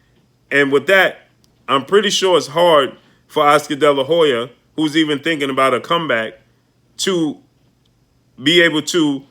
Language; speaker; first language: English; native; English